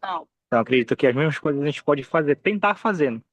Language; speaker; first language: Portuguese; native; Portuguese